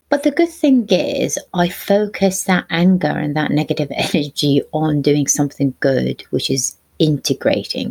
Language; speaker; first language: English; non-native, fluent; Arabic